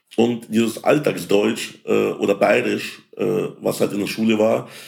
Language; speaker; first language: German; early bilingual, other home language; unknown